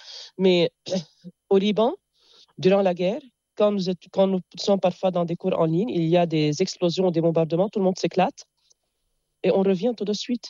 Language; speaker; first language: French; non-native, local second language; Arabic